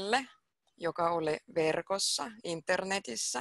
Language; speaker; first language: Finnish; non-native, fluent; Russian